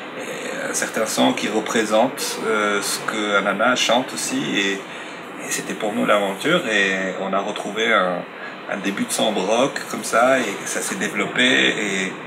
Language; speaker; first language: French; non-native, local second language; Arabic